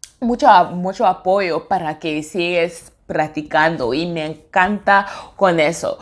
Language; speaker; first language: Spanish; non-native, fluent; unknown